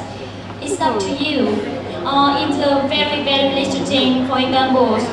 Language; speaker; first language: English; non-native, learner; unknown